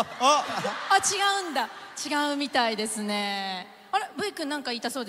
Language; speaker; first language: Japanese; native; Japanese